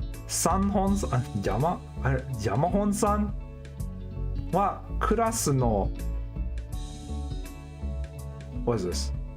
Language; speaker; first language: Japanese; non-native, learner; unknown